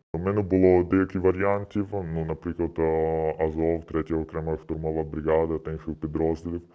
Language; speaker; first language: Ukrainian; early bilingual, heritage; Ukrainian